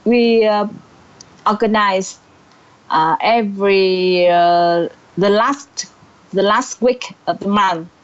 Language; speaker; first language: English; non-native, learner; Vietnamese